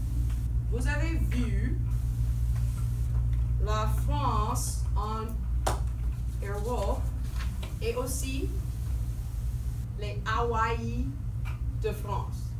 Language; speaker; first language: French; non-native, fluent; English